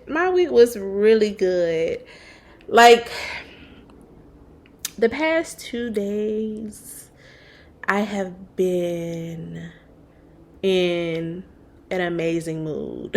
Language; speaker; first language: English; native; English